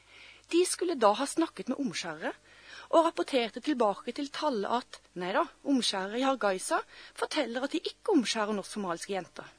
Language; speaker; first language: Norwegian; native; Norwegian